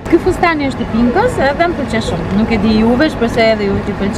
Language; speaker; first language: Albanian; native; Albanian